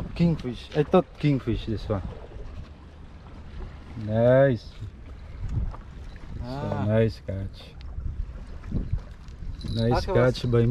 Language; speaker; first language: English; non-native, learner; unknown